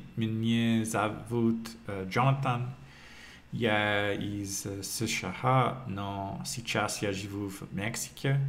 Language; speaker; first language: Russian; non-native, learner; English